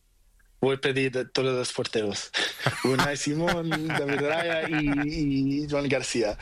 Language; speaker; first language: Spanish; non-native, learner; Portuguese